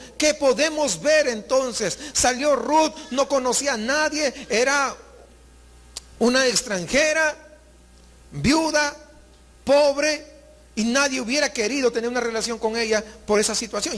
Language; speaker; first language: Spanish; native; Spanish